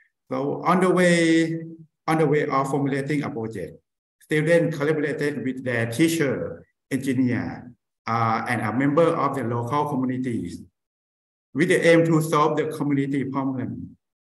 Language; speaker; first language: English; non-native, fluent; Thai